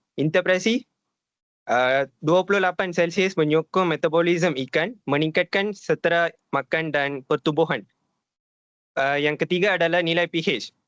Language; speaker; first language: Malay; non-native, local second language; Tamil